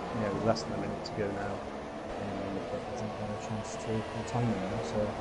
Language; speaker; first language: English; native; English